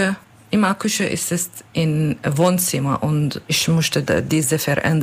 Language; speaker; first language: German; non-native, learner; Turkish